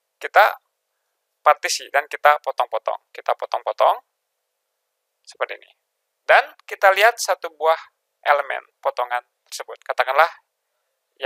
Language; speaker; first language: Indonesian; native; Indonesian